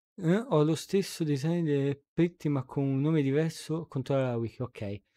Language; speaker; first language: Italian; native; Italian